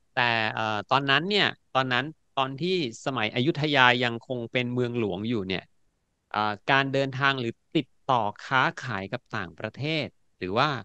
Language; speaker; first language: Thai; native; Thai